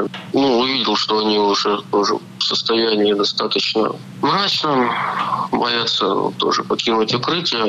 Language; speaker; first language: Russian; native; Russian